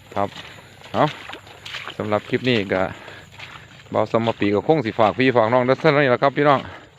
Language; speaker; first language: Thai; native; Thai